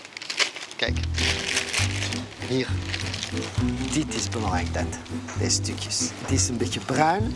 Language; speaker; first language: Dutch; non-native, fluent; French